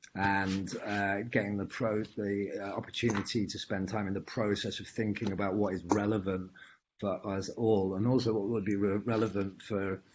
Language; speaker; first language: English; native; English